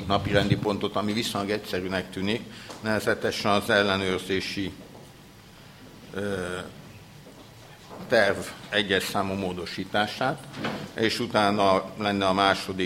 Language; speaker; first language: Hungarian; native; Hungarian